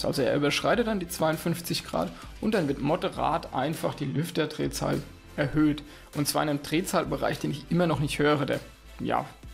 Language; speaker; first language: German; native; German